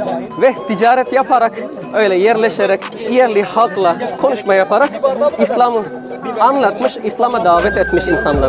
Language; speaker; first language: Turkish; non-native, fluent; Indonesian